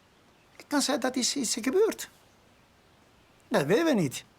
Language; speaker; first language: Dutch; non-native, learner; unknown